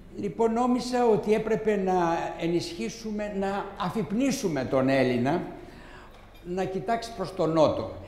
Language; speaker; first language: Greek; native; Greek